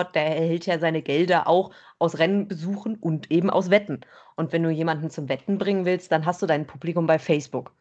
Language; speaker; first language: German; native; German